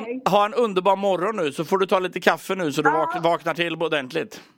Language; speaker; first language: Swedish; native; Swedish